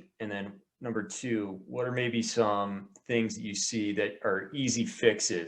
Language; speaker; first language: English; native; English